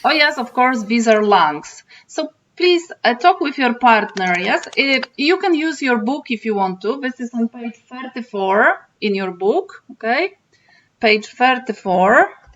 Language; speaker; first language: English; non-native, fluent; Polish